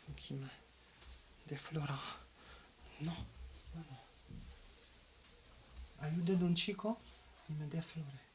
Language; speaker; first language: Italian; non-native, learner; German